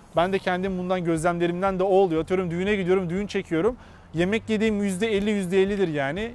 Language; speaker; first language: Turkish; native; Turkish